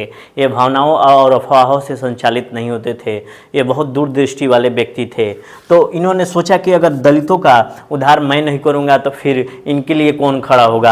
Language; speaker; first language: Hindi; native; Hindi